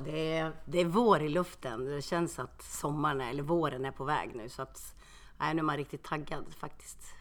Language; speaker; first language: Swedish; early bilingual, other home language; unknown